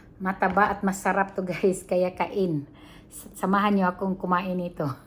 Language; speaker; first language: Filipino; non-native, local second language; Cebuano